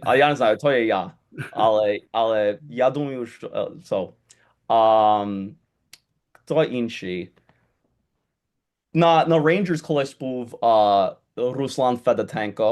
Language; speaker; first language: Ukrainian; early bilingual, heritage; Ukrainian